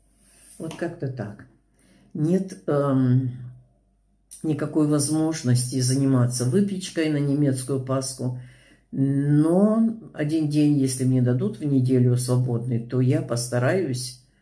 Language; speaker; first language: Russian; native; Russian